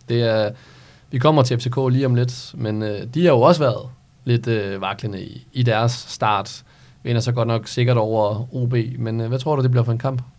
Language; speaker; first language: Danish; early bilingual, other home language; Serbian